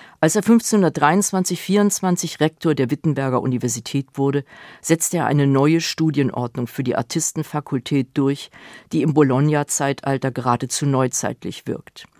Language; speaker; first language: German; native; German